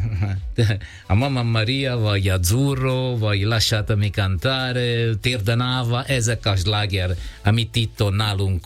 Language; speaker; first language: Hungarian; non-native, learner; Italian